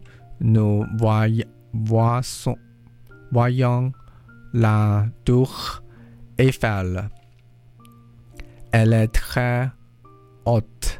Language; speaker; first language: French; non-native, learner; English